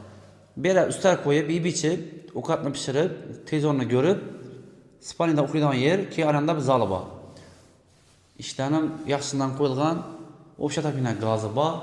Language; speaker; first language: Uzbek; native; Uzbek